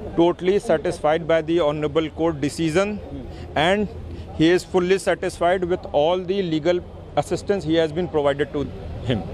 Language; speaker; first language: English; non-native, local second language; Hindi